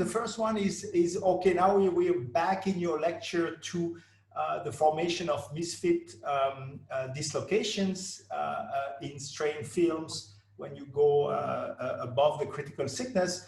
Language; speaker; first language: English; non-native, fluent; French